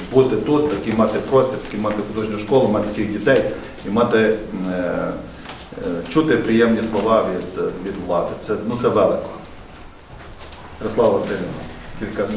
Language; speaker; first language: Ukrainian; native; Ukrainian